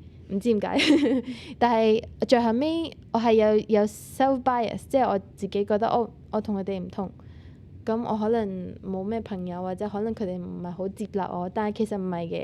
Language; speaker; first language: Cantonese; native; Cantonese